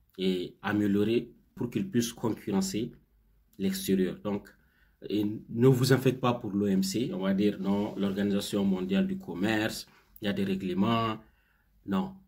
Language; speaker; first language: French; non-native, local second language; Hausa